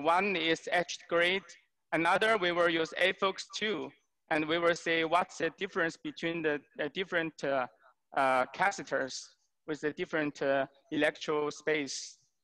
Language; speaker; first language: English; non-native, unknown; Chinese